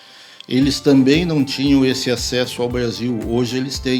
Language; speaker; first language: Portuguese; native; Portuguese